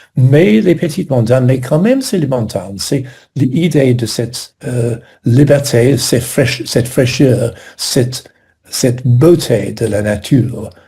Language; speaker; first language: French; non-native, fluent; English